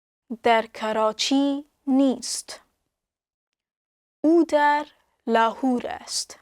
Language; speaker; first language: Persian; non-native, fluent; Urdu